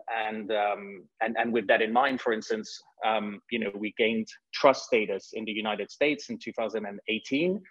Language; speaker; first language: English; non-native, fluent; French